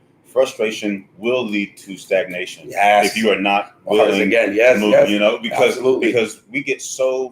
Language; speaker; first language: English; native; English